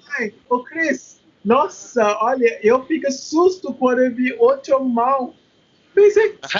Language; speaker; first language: Portuguese; non-native, learner; English